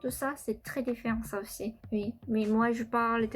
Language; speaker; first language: French; non-native, learner; Korean